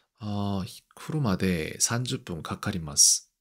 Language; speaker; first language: Japanese; non-native, learner; Korean